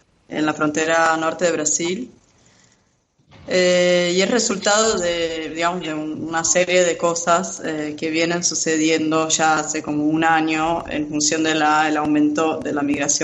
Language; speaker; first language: Spanish; non-native, fluent; Portuguese